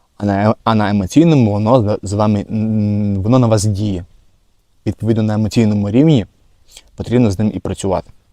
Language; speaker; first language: Ukrainian; non-native, local second language; Russian